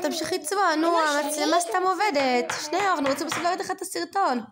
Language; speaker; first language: Hebrew; native; Hebrew